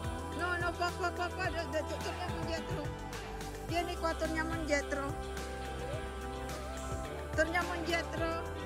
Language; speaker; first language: Italian; non-native, fluent; Filipino